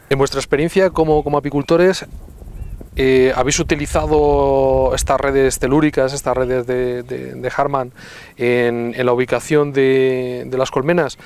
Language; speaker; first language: Spanish; native; Spanish